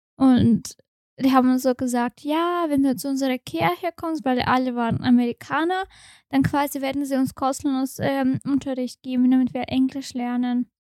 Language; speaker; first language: German; non-native, fluent; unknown